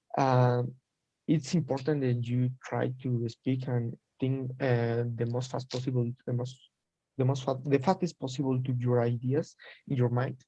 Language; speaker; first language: English; non-native, learner; Spanish